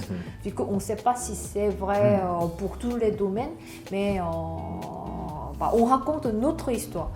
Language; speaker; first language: French; non-native, learner; Korean